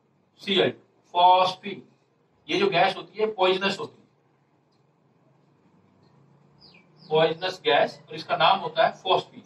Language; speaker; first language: Hindi; native; Hindi